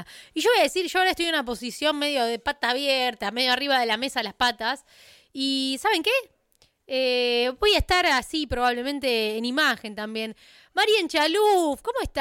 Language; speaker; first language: Spanish; native; Spanish